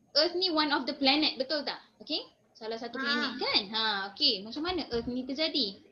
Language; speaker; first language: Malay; native; Malay